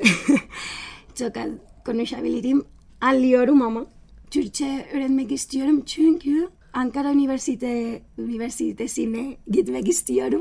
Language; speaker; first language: Turkish; non-native, learner; Spanish